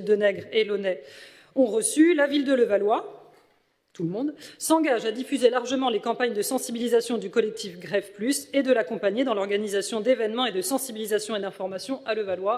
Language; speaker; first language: French; native; French